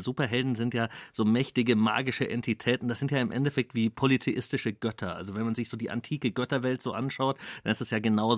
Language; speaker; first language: German; native; German